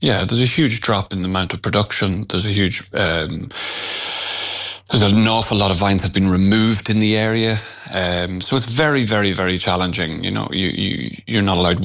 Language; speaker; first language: English; native; English